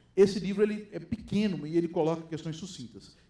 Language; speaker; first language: Portuguese; native; Portuguese